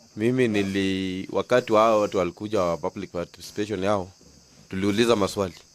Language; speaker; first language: Swahili; non-native, local second language; Luyia